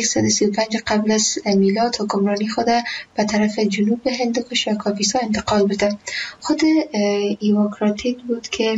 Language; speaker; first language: Persian; native; Persian